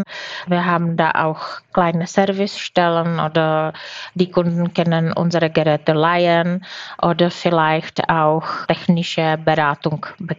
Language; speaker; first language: German; non-native, fluent; Czech